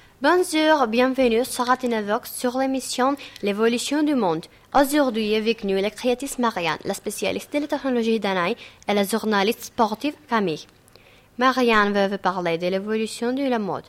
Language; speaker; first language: French; non-native, learner; Greek